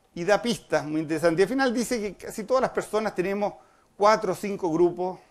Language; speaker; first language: Spanish; native; Spanish